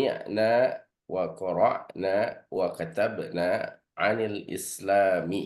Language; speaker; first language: Arabic; non-native, learner; Indonesian